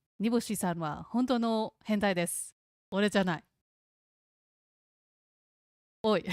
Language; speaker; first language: Japanese; non-native, learner; English